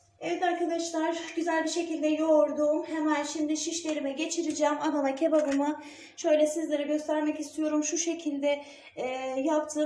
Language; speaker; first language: Turkish; native; Turkish